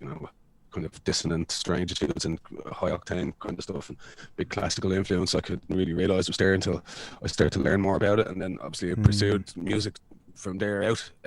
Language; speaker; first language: English; native; English